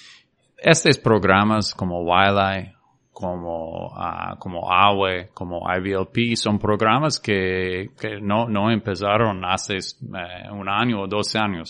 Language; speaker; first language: Spanish; non-native, fluent; English